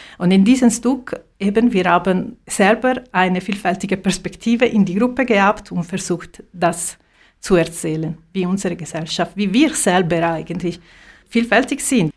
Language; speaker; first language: German; non-native, fluent; Italian